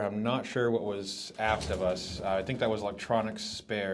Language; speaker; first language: English; native; English